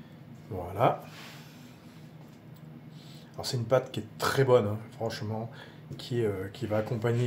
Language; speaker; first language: French; native; French